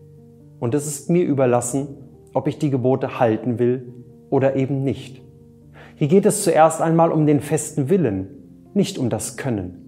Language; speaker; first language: German; native; German